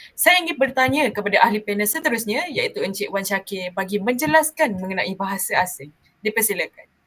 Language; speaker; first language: Malay; native; Malay